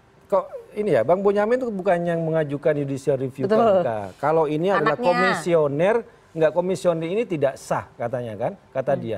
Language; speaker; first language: Indonesian; native; Indonesian